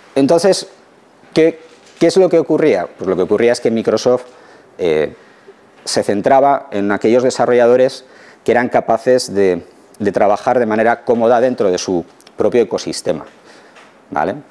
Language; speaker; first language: Spanish; native; Spanish